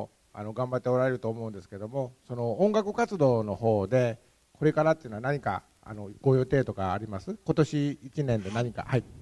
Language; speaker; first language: Japanese; native; Japanese